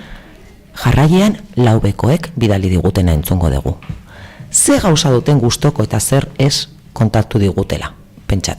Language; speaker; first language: Basque; native; Basque